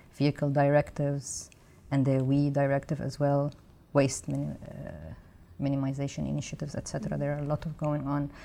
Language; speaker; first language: English; non-native, fluent; Arabic